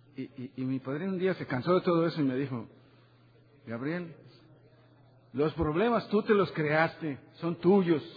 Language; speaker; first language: Spanish; native; Spanish